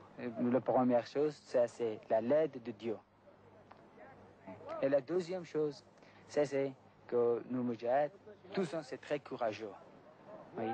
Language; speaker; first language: French; non-native, learner; Persian